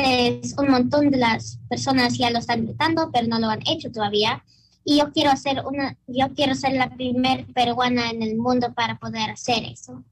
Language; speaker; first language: Spanish; early bilingual, heritage; Spanish